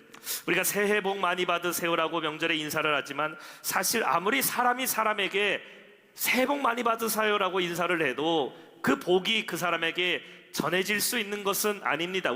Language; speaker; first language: Korean; native; Korean